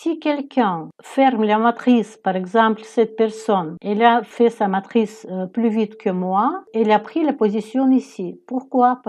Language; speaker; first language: French; non-native, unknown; Ukrainian